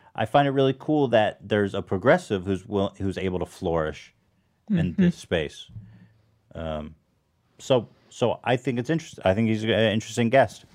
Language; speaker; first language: English; native; English